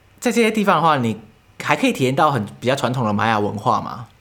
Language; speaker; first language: Chinese; native; Chinese